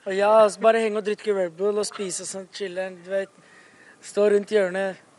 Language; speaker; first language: Norwegian; early bilingual, other home language; Arabic